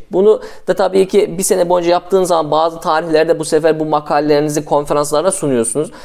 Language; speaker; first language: Turkish; early bilingual, heritage; Turkish